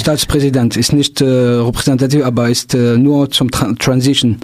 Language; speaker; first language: German; non-native, local second language; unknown